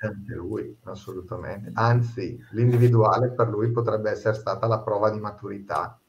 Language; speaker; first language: Italian; native; Italian